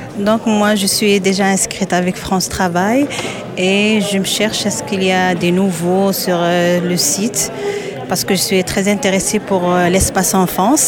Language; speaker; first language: French; non-native, learner; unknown